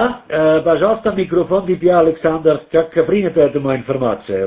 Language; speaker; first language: Russian; non-native, learner; German